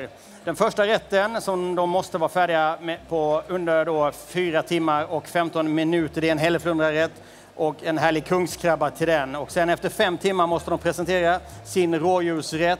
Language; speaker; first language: Swedish; native; Swedish